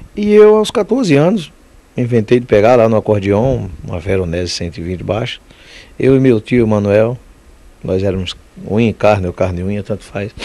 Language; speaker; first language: Portuguese; native; Portuguese